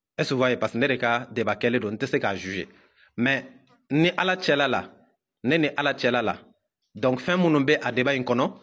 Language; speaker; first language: French; non-native, local second language; Bambara